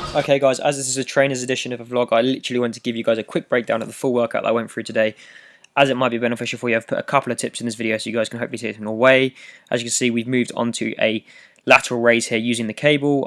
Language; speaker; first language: English; native; English